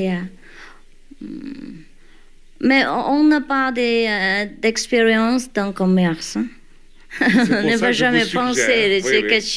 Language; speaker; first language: French; non-native, learner; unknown